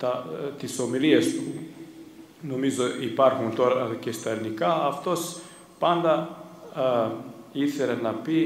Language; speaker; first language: Greek; non-native, fluent; Serbian